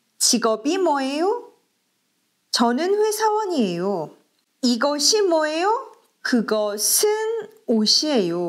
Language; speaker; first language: Korean; non-native, learner; German